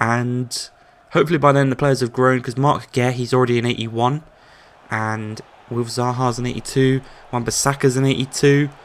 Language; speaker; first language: English; native; English